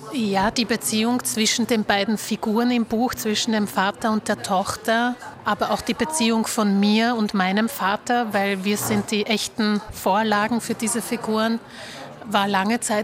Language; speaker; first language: German; early bilingual, other home language; Slovak